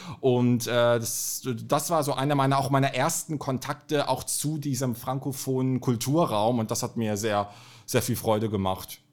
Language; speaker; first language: German; native; German